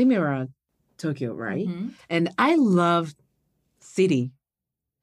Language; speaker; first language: English; non-native, learner; Japanese